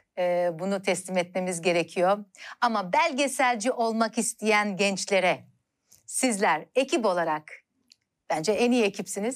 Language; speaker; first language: Turkish; native; Turkish